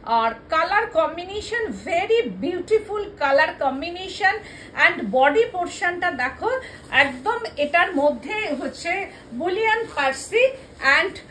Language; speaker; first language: Hindi; non-native, local second language; Bangla